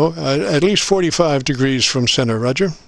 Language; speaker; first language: English; native; English